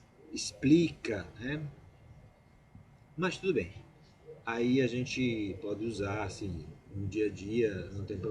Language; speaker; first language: Portuguese; non-native, fluent; Italian